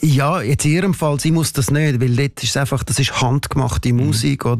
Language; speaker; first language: German; native; German